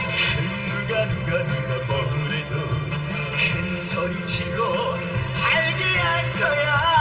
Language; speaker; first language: Korean; native; Korean